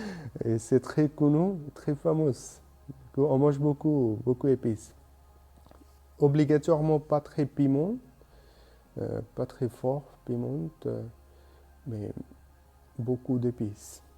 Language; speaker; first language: French; non-native, learner; Bangla